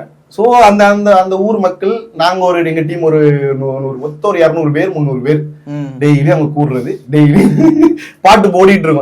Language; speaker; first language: Tamil; native; Tamil